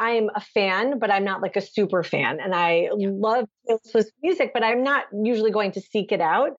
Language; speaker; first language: English; native; English